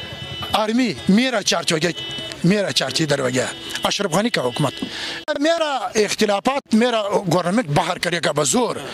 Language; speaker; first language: Hindi; non-native, learner; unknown